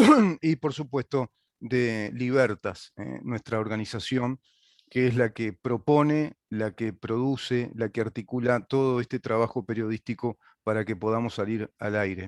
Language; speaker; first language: Spanish; native; Spanish